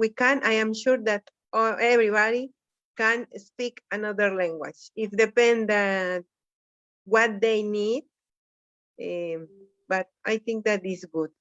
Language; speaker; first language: English; non-native, fluent; Spanish